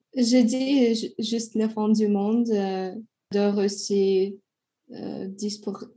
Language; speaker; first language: French; non-native, learner; Russian